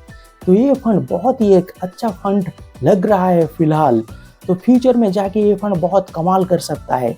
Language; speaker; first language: Hindi; non-native, local second language; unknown